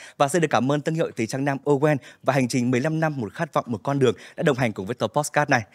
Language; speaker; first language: Vietnamese; native; Vietnamese